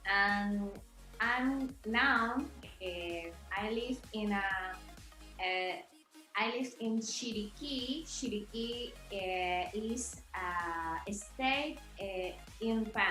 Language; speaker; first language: English; non-native, learner; Spanish